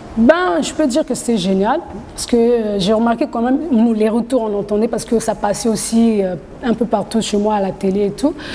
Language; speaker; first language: French; non-native, local second language; Lingala